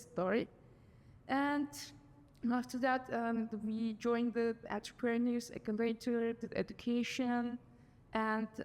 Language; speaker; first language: English; non-native, learner; Turkish